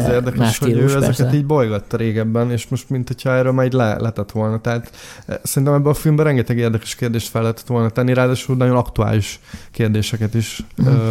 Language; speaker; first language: Hungarian; native; Hungarian